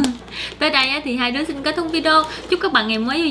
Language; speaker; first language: Vietnamese; native; Vietnamese